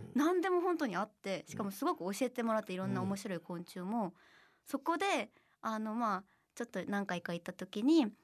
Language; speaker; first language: Japanese; non-native, fluent; Korean